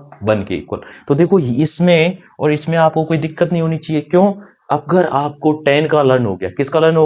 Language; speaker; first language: Hindi; native; Hindi